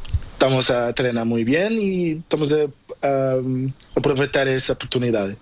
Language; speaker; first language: Spanish; non-native, learner; Portuguese